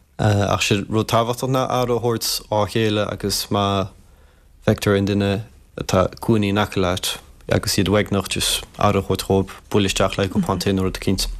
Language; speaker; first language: Irish; early bilingual, other home language; French